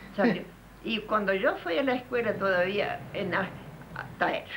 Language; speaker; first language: Spanish; non-native, local second language; German